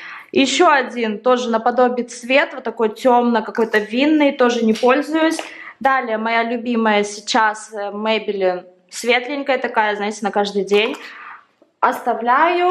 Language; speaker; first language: Russian; native; Russian